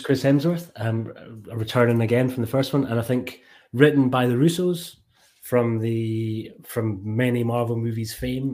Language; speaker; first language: English; native; English